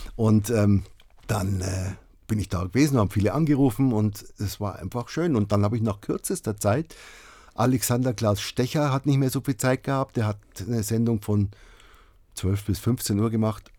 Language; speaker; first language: German; native; German